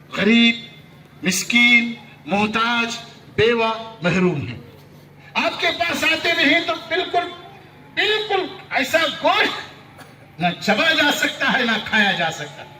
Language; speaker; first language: Urdu; native; Urdu